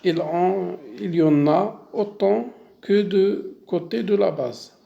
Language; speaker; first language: French; non-native, local second language; Arabic